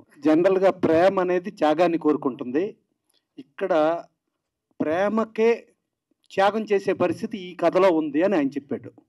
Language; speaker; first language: Telugu; native; Telugu